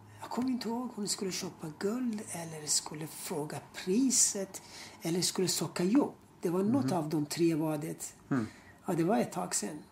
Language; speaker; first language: Swedish; non-native, fluent; Persian